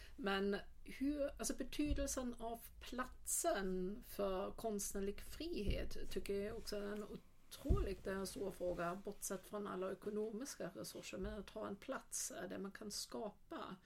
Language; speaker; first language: Swedish; non-native, fluent; German